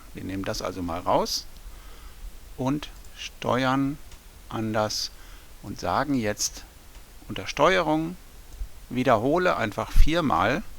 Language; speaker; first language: German; native; German